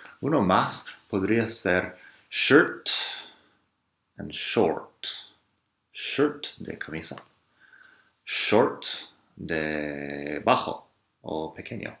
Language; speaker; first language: Spanish; non-native, fluent; English